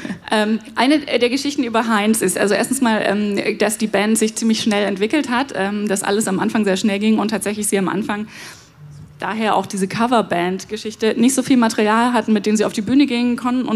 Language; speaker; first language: German; native; German